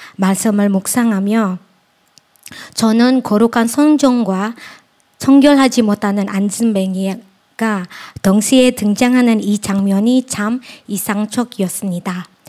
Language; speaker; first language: Korean; non-native, fluent; Indonesian